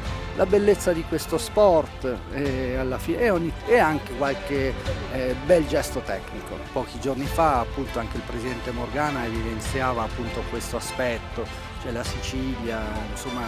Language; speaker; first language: Italian; native; Italian